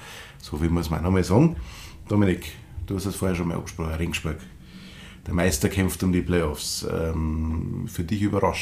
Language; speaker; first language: German; native; German